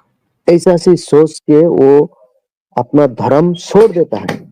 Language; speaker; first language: Hindi; non-native, local second language; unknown